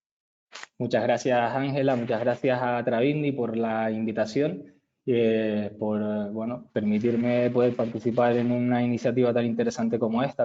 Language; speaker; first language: Spanish; native; Spanish